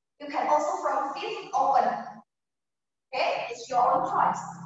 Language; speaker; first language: English; non-native, fluent; Indonesian